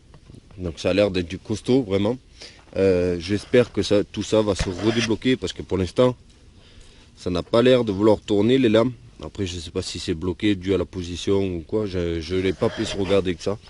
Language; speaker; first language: French; native; French